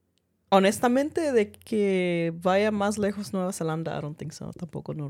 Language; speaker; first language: Spanish; early bilingual, heritage; Spanish